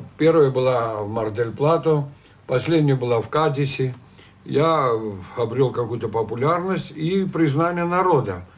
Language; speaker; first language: Russian; non-native, local second language; Armenian